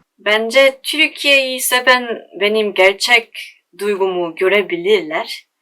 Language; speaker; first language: Turkish; non-native, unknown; Korean